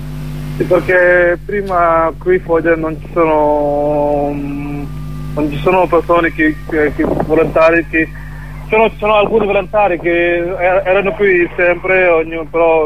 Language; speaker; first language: Italian; non-native, learner; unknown